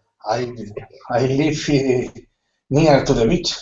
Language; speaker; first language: English; non-native, learner; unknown